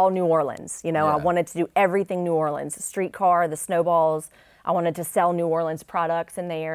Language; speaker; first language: English; native; English